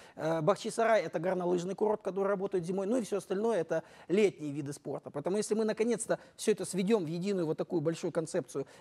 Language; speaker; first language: Russian; native; Russian